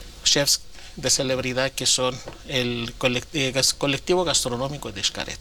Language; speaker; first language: Spanish; non-native, fluent; Greek